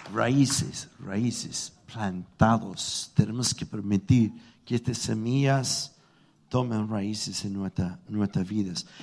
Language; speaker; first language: Spanish; non-native, fluent; English